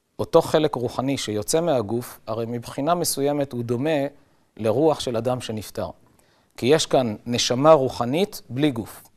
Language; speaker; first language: Hebrew; native; Hebrew